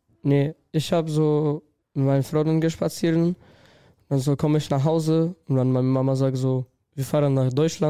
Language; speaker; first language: German; non-native, learner; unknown